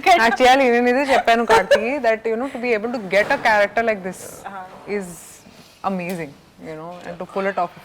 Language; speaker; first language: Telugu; non-native, learner; Hindi